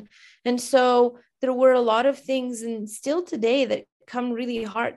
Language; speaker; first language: English; non-native, fluent; Romanian